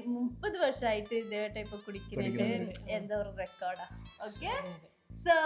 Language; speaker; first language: Malayalam; non-native, learner; Tamil